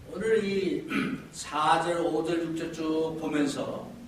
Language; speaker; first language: Korean; native; Korean